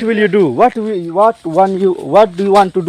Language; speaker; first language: English; non-native, learner; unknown